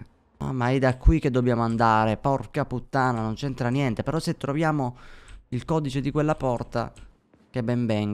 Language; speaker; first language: Italian; native; Italian